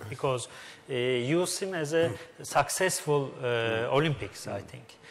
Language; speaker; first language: English; non-native, learner; Turkish